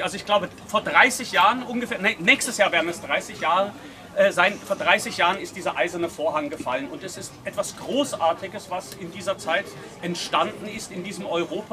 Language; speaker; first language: German; native; German